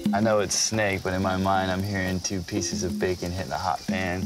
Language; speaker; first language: English; native; English